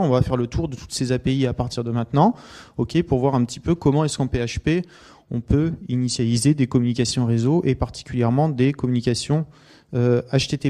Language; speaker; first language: French; native; French